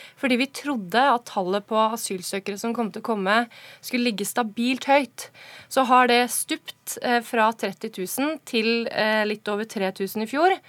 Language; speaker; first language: Norwegian; native; Norwegian